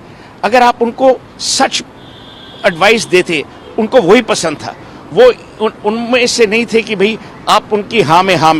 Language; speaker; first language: Hindi; native; Hindi